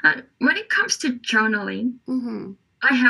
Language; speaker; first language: English; non-native, fluent; Korean